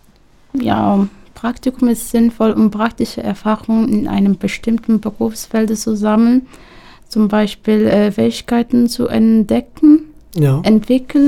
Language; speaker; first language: German; non-native, local second language; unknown